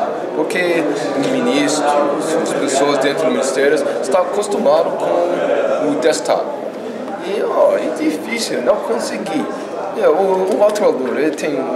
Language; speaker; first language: Portuguese; non-native, fluent; English